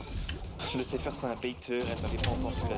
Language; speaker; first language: French; native; French